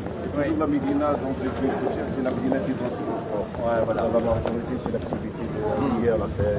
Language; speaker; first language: French; non-native, local second language; Arabic